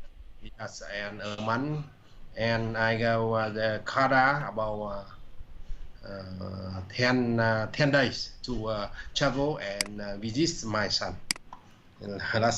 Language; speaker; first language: English; non-native, learner; Vietnamese